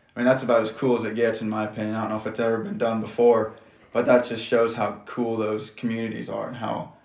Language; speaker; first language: English; native; English